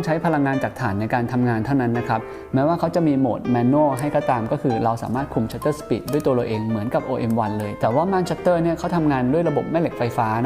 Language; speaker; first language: Thai; native; Thai